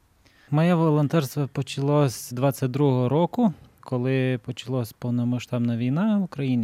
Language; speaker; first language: Ukrainian; non-native, learner; Lithuanian